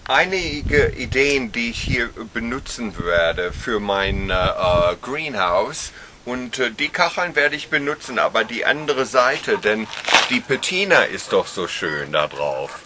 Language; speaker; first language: German; non-native, fluent; English